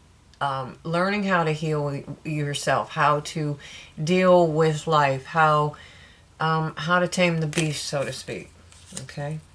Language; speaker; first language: English; native; English